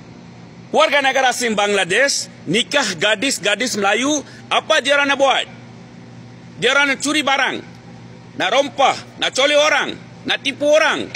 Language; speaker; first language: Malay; non-native, fluent; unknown